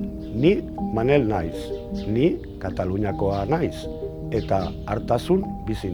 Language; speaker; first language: Basque; non-native, learner; Catalan